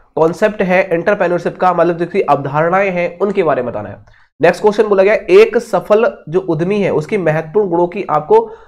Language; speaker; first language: Hindi; native; Hindi